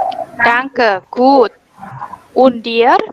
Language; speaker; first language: German; non-native, fluent; Indonesian